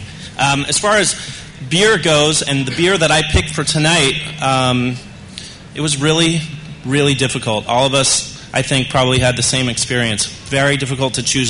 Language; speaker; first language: English; native; English